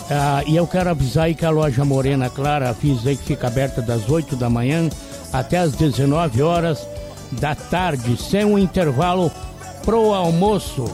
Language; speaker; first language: Portuguese; native; Portuguese